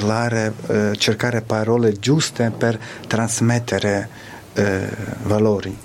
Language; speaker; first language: Italian; non-native, fluent; Ukrainian